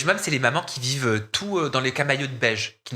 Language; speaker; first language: French; native; French